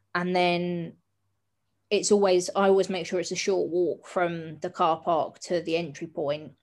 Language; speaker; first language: English; native; English